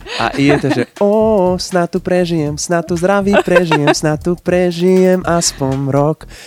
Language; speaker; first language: Slovak; non-native, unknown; Dutch